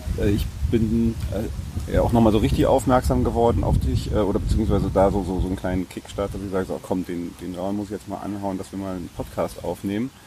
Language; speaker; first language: German; native; German